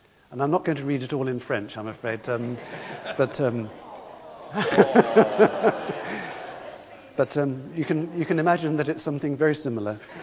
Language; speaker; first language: English; native; English